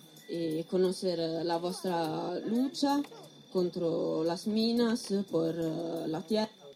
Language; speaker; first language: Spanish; non-native, learner; Italian